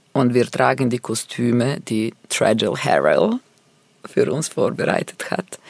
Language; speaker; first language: German; non-native, fluent; Serbian